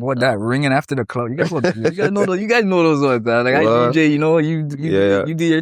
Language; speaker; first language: English; native; English